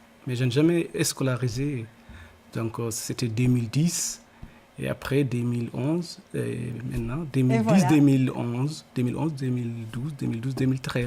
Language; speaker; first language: French; non-native, learner; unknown